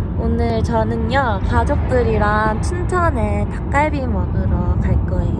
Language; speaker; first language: Korean; native; Korean